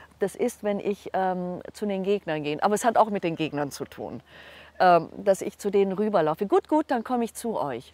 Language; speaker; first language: German; non-native, local second language; Hungarian